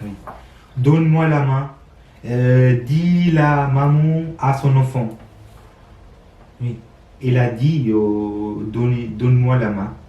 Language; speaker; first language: French; non-native, learner; Sinhala